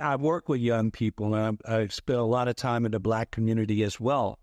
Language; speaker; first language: English; native; English